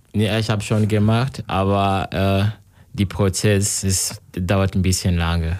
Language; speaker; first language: German; non-native, learner; Kinyarwanda